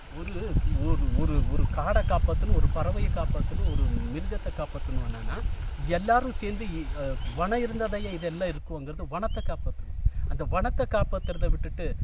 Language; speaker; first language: Tamil; non-native, local second language; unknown